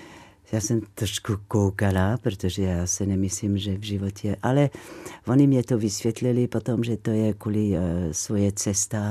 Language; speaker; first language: Czech; non-native, fluent; French